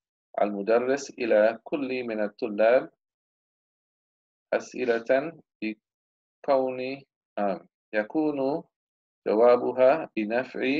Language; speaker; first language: Arabic; non-native, fluent; English